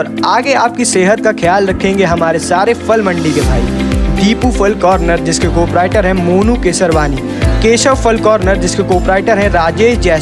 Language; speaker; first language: Hindi; native; Hindi